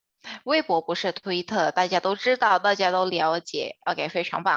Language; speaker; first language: Chinese; non-native, fluent; Indonesian